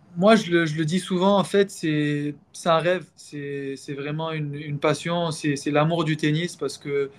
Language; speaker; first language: French; non-native, local second language; Arabic